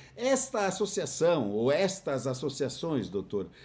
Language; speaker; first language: Portuguese; native; Portuguese